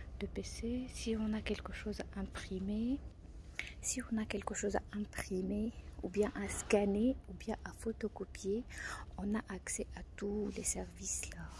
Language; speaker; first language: French; non-native, fluent; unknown